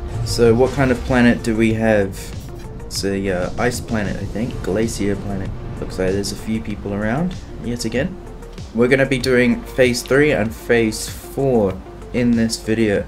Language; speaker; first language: English; native; English